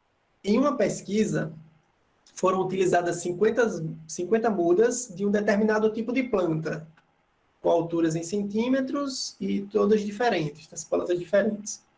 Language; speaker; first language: Portuguese; native; Portuguese